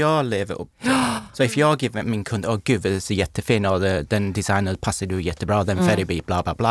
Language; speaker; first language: Swedish; non-native, learner; English